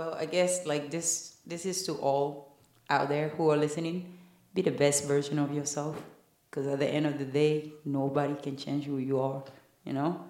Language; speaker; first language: English; non-native, fluent; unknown